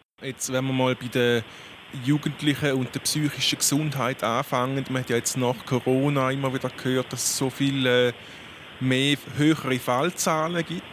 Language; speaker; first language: German; native; German